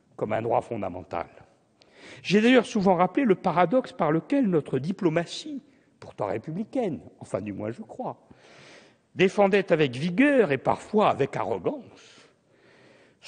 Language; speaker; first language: French; native; French